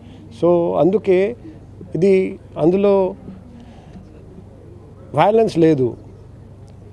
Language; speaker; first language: Telugu; non-native, local second language; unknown